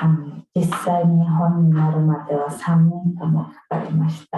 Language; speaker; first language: Japanese; non-native, fluent; Mongolian